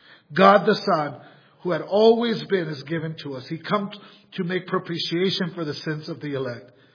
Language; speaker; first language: English; native; English